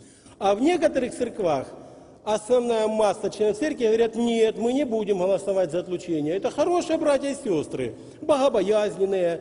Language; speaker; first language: Russian; native; Russian